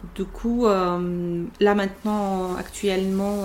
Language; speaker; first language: French; non-native, local second language; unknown